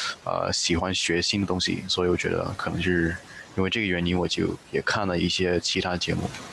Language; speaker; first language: Chinese; early bilingual, heritage; Chinese